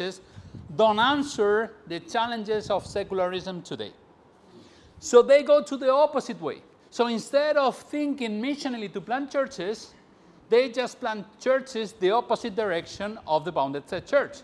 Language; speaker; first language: English; non-native, fluent; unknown